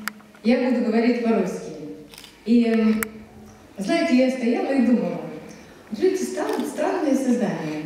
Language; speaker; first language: Russian; non-native, fluent; Lithuanian